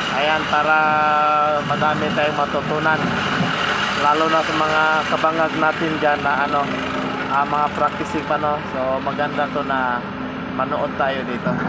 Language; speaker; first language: Filipino; non-native, local second language; Cebuano